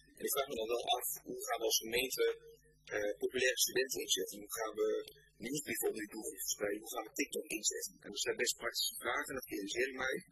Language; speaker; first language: Dutch; native; Dutch